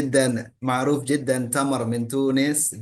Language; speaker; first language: Arabic; early bilingual, heritage; Indonesian